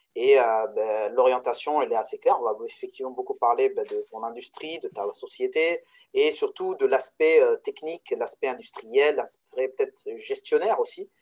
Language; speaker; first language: French; non-native, local second language; Arabic